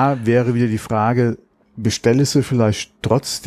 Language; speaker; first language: German; native; German